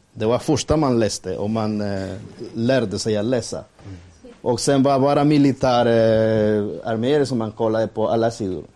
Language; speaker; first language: Swedish; non-native, fluent; Spanish